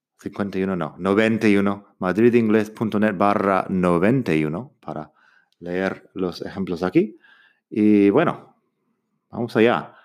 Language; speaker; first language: Spanish; non-native, fluent; English